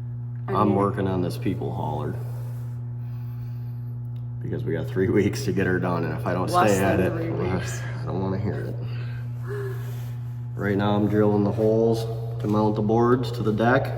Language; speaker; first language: English; native; English